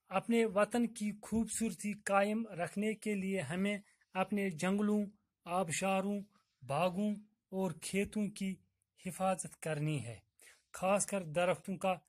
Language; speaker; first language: Urdu; non-native, local second language; Kashmiri